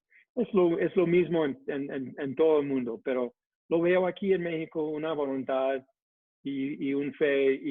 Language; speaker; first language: Spanish; non-native, fluent; English